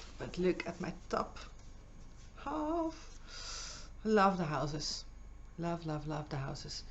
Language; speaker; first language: English; non-native, fluent; Dutch